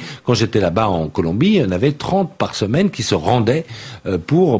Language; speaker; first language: French; native; French